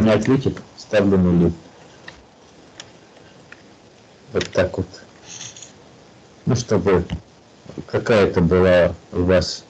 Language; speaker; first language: Russian; native; Russian